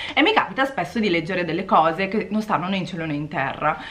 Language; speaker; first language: Italian; native; Italian